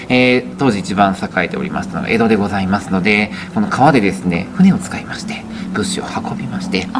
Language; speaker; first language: Japanese; native; Japanese